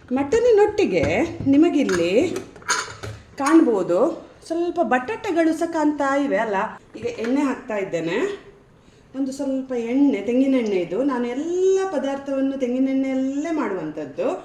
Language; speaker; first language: Kannada; native; Kannada